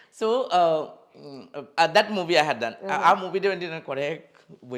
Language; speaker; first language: Malayalam; non-native, fluent; Assamese